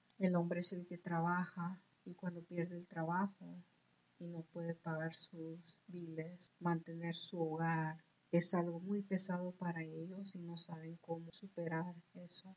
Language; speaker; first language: Spanish; early bilingual, heritage; Spanish